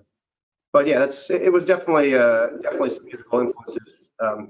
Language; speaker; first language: English; native; English